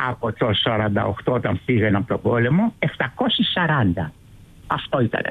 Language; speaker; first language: Greek; early bilingual, heritage; Greek